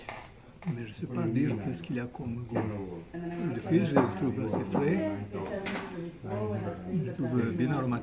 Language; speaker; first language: French; non-native, fluent; Romanian